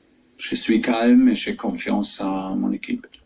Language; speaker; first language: French; non-native, fluent; German